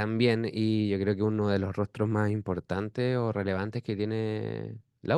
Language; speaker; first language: Spanish; native; Spanish